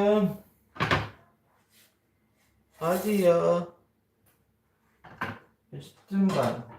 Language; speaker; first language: Turkish; non-native, learner; Filipino